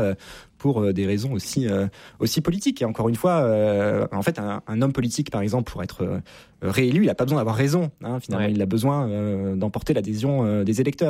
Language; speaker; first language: French; native; French